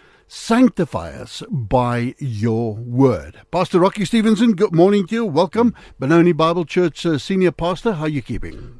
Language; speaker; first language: English; non-native, local second language; Afrikaans